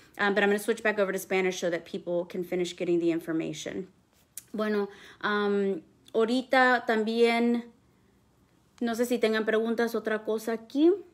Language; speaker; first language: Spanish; early bilingual, heritage; Spanish